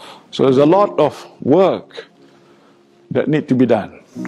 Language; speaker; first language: English; non-native, local second language; Malay